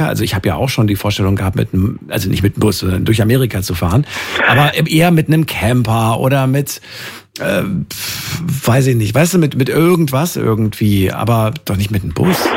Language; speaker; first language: German; native; German